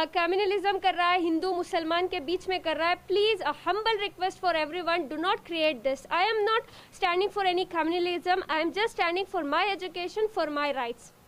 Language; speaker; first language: Hindi; non-native, local second language; Urdu